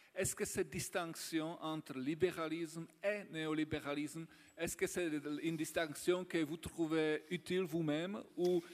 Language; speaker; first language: French; non-native, fluent; Czech